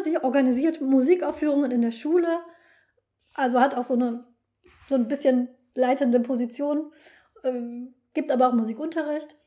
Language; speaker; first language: German; native; German